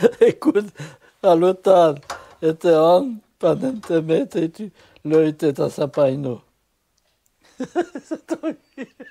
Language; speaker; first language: Finnish; non-native, fluent; French